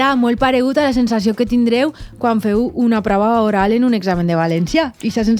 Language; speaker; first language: Catalan; native; Catalan